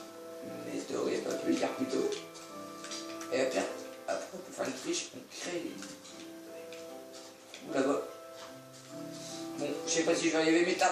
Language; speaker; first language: French; native; French